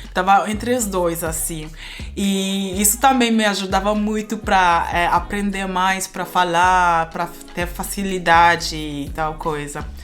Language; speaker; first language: Portuguese; non-native, fluent; German